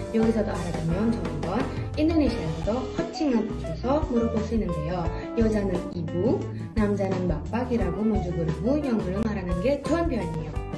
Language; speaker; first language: Korean; non-native, fluent; Indonesian